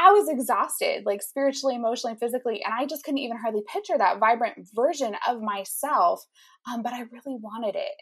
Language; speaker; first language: English; native; English